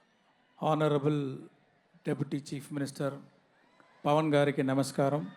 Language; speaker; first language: Telugu; non-native, local second language; Tamil